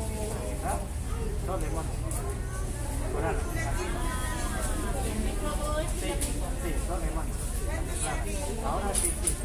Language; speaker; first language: Spanish; non-native, learner; Hmong